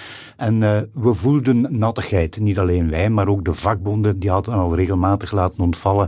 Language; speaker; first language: Dutch; native; Dutch